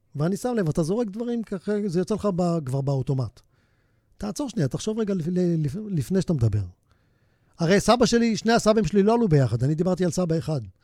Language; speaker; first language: Hebrew; native; Hebrew